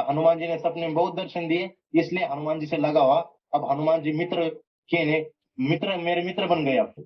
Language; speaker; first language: Hindi; non-native, local second language; Marathi